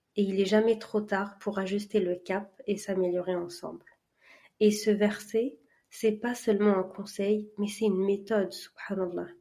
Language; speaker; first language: French; early bilingual, other home language; Arabic